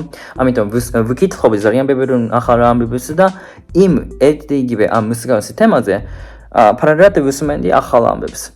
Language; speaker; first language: Georgian; non-native, fluent; Japanese